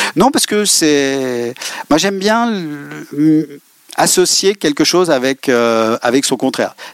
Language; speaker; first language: French; native; French